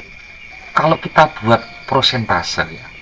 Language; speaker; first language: Indonesian; non-native, local second language; Javanese